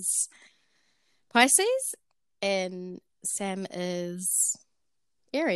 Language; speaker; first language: English; native; English